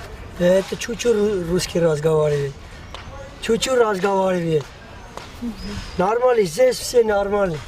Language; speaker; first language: Russian; non-native, learner; Uzbek